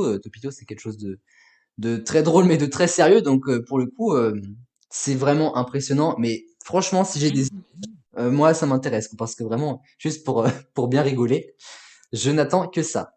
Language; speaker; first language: French; native; French